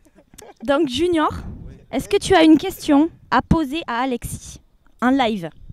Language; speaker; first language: French; native; French